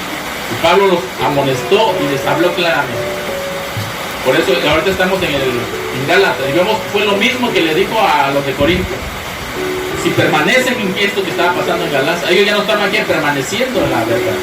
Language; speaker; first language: Spanish; native; Spanish